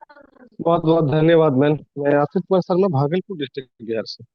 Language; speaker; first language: Hindi; native; Hindi